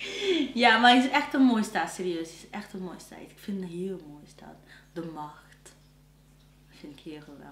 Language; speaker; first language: Dutch; non-native, fluent; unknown